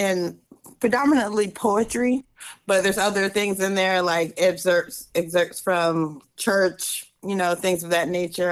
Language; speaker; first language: English; native; English